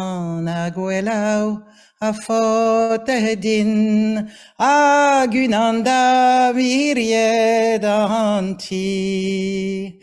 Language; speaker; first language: Welsh; non-native, fluent; French